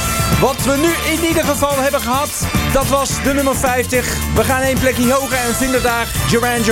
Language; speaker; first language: Dutch; native; Dutch